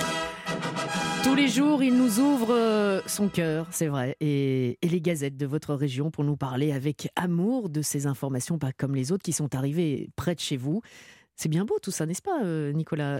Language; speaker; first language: French; native; French